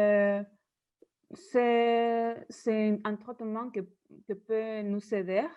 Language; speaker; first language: French; non-native, learner; Spanish